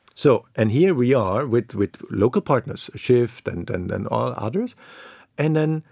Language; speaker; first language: English; non-native, fluent; German